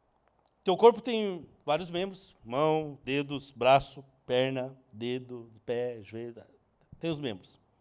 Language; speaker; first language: Portuguese; native; Portuguese